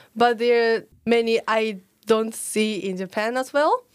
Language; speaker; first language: English; non-native, learner; Japanese